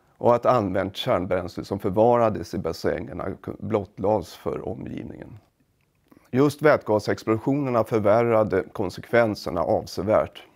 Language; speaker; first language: Swedish; native; Swedish